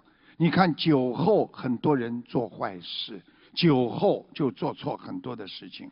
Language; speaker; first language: Chinese; native; Chinese